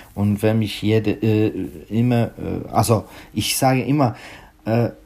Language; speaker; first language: German; non-native, learner; Czech